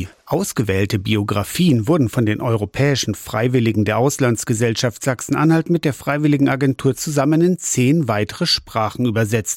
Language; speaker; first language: German; native; German